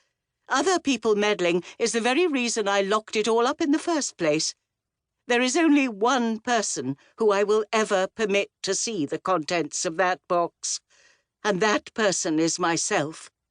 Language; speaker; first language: English; native; English